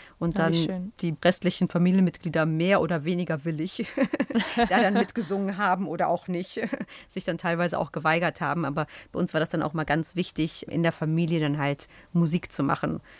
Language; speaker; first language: German; native; German